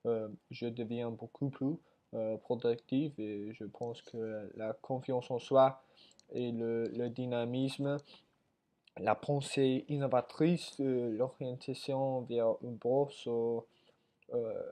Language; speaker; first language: French; non-native, learner; English